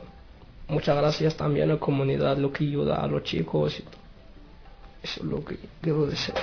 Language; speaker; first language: Spanish; non-native, learner; Arabic